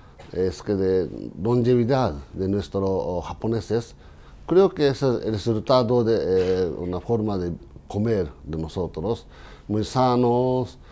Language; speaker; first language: Spanish; non-native, learner; Japanese